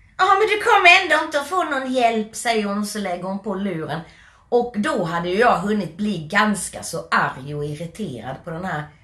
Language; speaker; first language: Swedish; native; Swedish